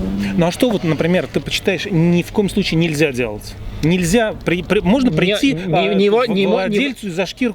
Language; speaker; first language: Russian; native; Russian